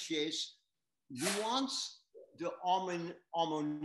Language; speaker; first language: Spanish; non-native, learner; English